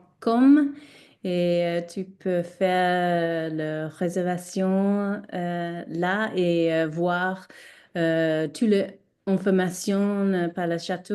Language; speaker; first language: French; non-native, learner; English